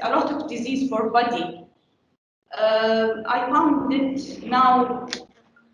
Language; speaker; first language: English; non-native, learner; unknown